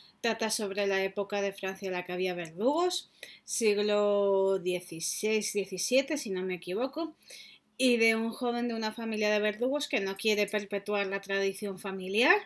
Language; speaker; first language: Spanish; native; Spanish